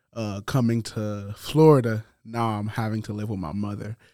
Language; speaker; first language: English; non-native, fluent; Haitian Creole